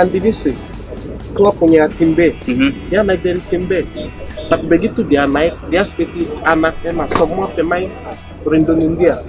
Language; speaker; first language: Indonesian; non-native, fluent; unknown